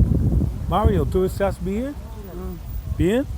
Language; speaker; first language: Spanish; non-native, learner; English